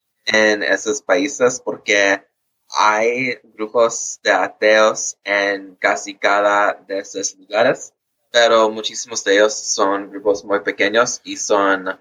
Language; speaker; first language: Spanish; early bilingual, heritage; English